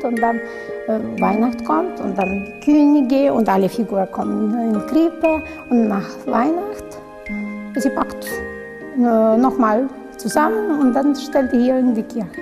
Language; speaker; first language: German; non-native, learner; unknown